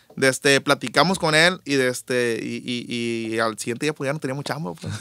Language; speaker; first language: Spanish; native; Spanish